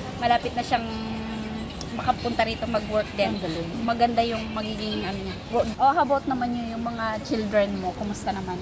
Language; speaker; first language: Filipino; native; Filipino